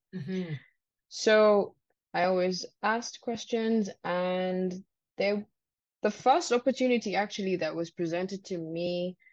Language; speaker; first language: English; non-native, local second language; Ganda